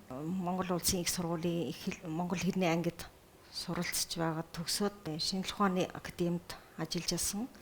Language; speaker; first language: Mongolian; early bilingual, heritage; Mongolian